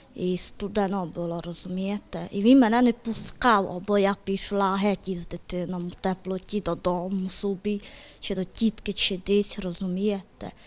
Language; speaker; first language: Ukrainian; native; Ukrainian